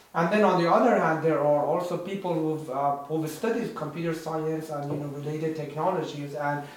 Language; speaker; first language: English; non-native, fluent; Persian